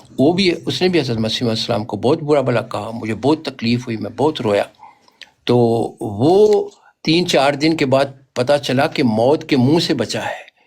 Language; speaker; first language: Urdu; non-native, local second language; Punjabi